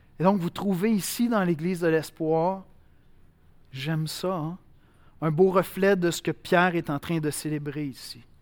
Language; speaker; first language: French; native; French